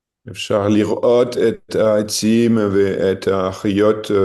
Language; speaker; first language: Hebrew; non-native, learner; French